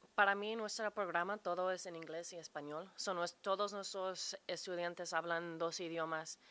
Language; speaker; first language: Spanish; early bilingual, heritage; Spanish